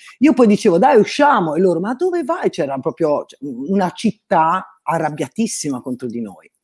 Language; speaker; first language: Italian; native; Italian